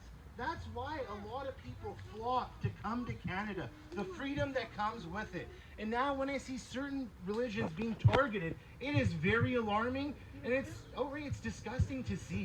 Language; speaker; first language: English; early bilingual, other home language; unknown